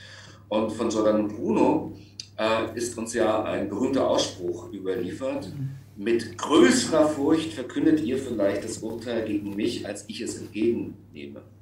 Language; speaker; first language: German; native; German